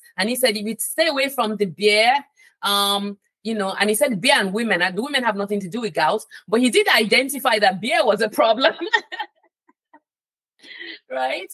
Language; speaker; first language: English; non-native, local second language; Yoruba